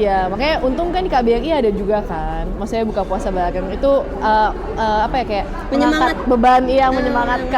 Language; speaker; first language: Indonesian; non-native, fluent; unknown